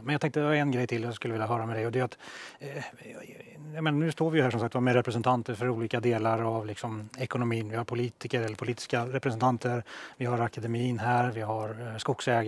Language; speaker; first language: Swedish; native; Swedish